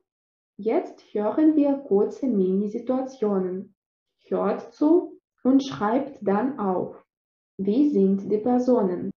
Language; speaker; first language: German; non-native, fluent; Russian